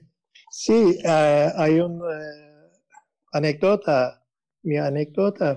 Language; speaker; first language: Spanish; non-native, learner; Turkish